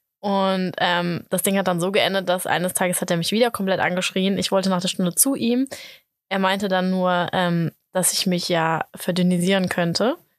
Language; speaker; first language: German; native; German